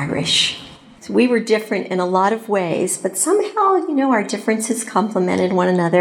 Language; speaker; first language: English; native; English